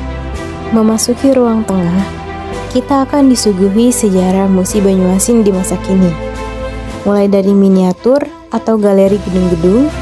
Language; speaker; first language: Indonesian; native; Indonesian